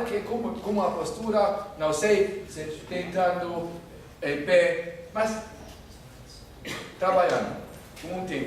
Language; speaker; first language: Portuguese; non-native, fluent; German